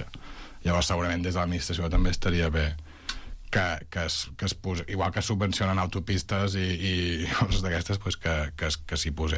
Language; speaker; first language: Catalan; native; Catalan